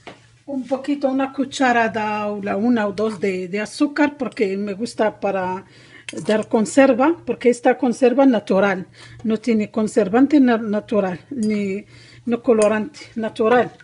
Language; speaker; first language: Spanish; non-native, learner; Arabic